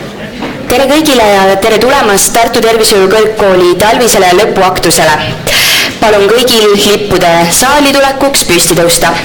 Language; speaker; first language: Estonian; native; Estonian